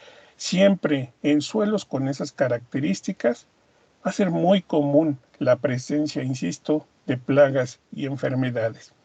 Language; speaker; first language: Spanish; native; Spanish